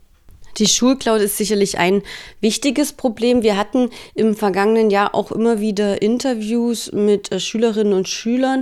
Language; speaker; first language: German; native; German